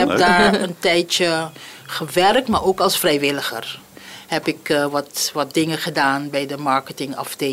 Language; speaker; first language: Dutch; non-native, local second language; Papiamento